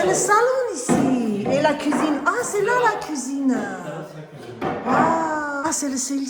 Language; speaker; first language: French; non-native, learner; Armenian